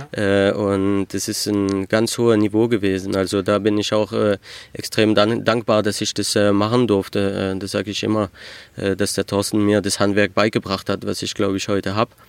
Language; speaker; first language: German; early bilingual, heritage; French